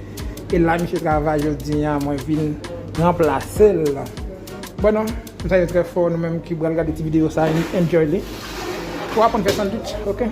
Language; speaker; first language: French; non-native, learner; Haitian Creole